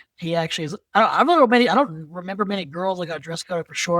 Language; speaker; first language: English; native; English